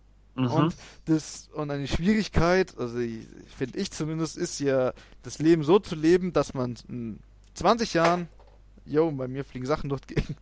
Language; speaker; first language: German; native; German